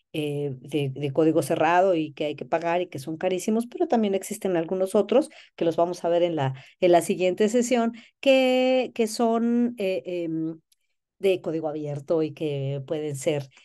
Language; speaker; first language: Spanish; native; Spanish